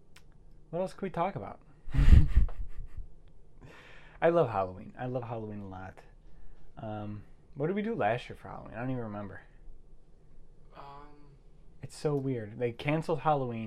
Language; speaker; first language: English; native; English